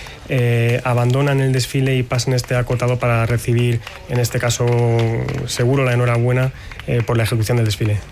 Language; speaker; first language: Spanish; native; Spanish